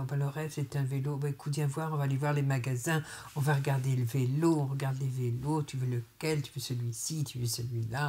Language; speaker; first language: French; native; French